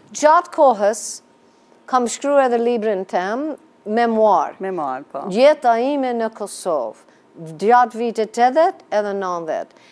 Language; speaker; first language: Albanian; non-native, fluent; English